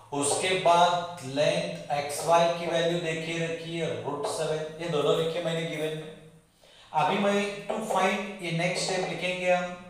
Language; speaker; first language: Hindi; non-native, local second language; Marathi